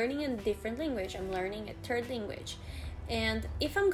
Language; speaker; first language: English; non-native, fluent; Portuguese